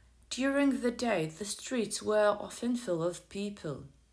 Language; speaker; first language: English; non-native, fluent; Ukrainian